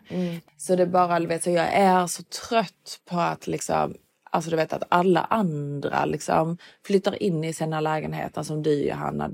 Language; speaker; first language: Swedish; early bilingual, other home language; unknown